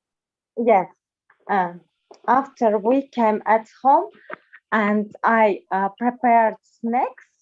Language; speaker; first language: English; non-native, learner; Russian